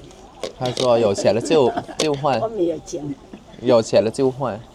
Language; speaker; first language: Chinese; non-native, fluent; Thai